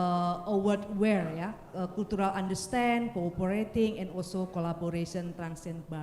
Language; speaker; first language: English; non-native, learner; Indonesian